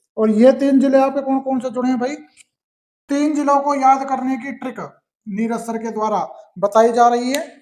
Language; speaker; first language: Hindi; native; Hindi